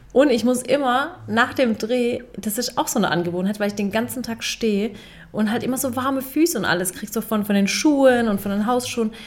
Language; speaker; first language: German; early bilingual, other home language; Turkish